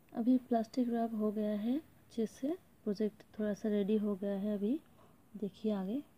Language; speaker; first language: Hindi; non-native, local second language; Bangla